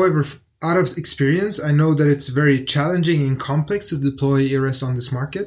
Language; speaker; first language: English; non-native, fluent; Swedish